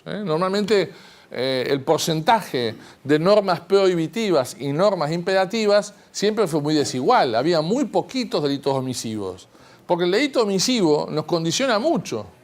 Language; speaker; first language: Spanish; native; Spanish